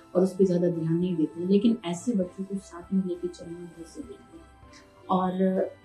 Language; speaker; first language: Hindi; native; Hindi